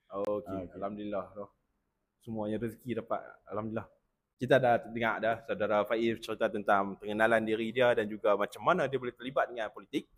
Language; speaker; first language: Malay; native; Malay